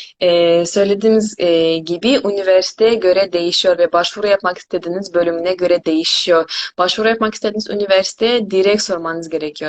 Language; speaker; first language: Turkish; non-native, fluent; Korean